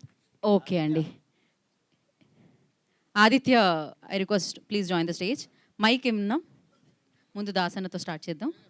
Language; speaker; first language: Telugu; native; Telugu